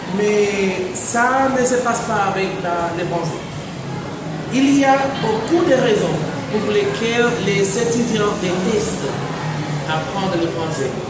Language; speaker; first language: French; non-native, fluent; Spanish